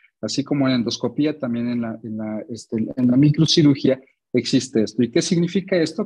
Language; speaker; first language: Spanish; native; Spanish